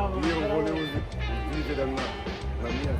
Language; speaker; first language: Italian; non-native, learner; Portuguese